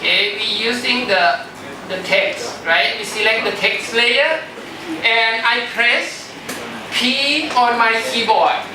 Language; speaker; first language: English; non-native, fluent; Thai